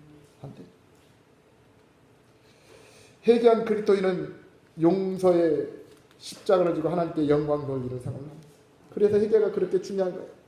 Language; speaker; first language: Korean; native; Korean